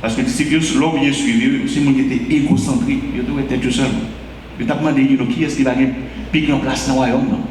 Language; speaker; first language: French; non-native, local second language; Haitian Creole